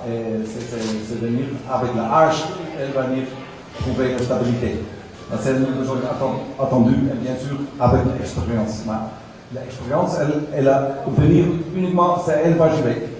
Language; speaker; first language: French; non-native, learner; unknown